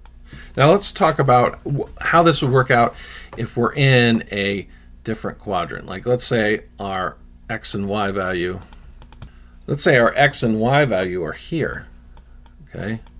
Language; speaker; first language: English; native; English